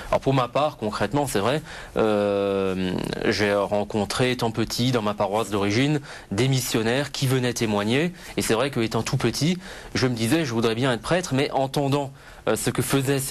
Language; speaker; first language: French; native; French